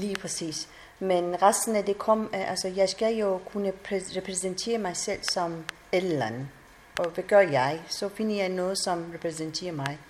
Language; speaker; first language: Danish; non-native, fluent; Persian